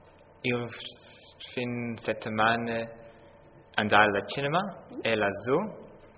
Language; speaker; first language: Italian; non-native, learner; English